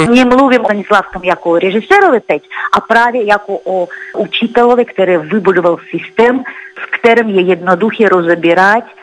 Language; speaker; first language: Czech; non-native, fluent; Russian